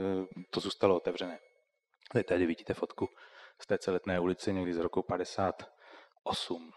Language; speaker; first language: Czech; native; Czech